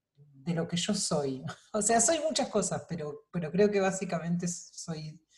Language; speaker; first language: Spanish; native; Spanish